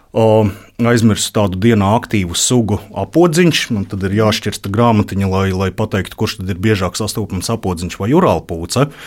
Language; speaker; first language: Latvian; native; Latvian